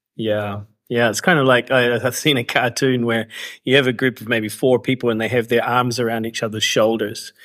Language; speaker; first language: English; native; English